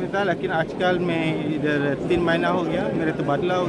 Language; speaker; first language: Hindi; non-native, fluent; Malay